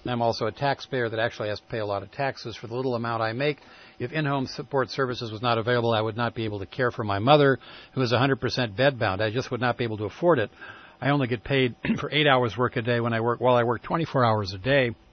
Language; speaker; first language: English; native; English